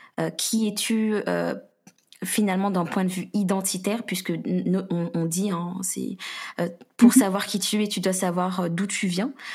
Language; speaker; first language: French; native; French